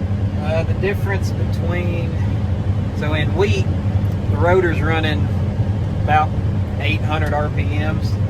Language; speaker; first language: English; native; English